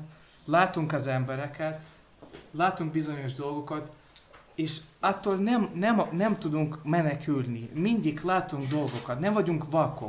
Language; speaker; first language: Hungarian; non-native, learner; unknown